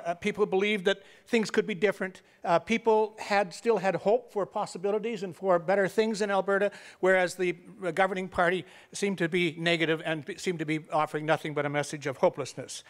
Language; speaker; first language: English; native; English